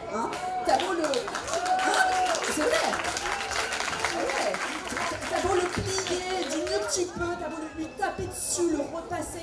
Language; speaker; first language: French; native; French